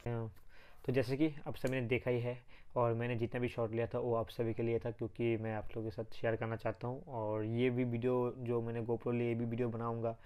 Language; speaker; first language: Hindi; non-native, local second language; Bangla